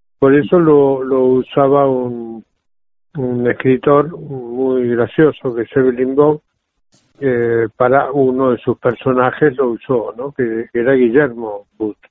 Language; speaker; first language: Spanish; native; Spanish